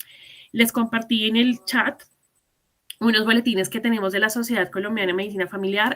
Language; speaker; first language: Spanish; native; Spanish